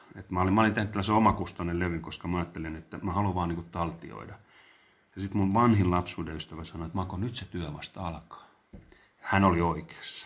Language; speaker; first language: Finnish; native; Finnish